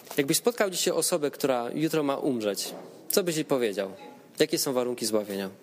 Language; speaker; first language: Polish; native; Polish